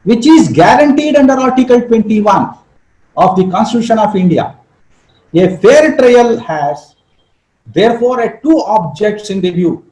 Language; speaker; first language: English; non-native, local second language; Kannada